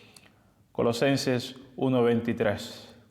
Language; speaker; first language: Spanish; native; Spanish